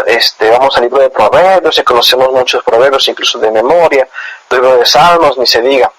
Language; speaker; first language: Spanish; native; Spanish